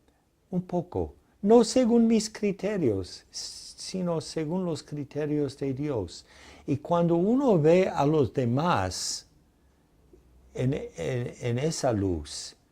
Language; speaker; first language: Spanish; non-native, fluent; English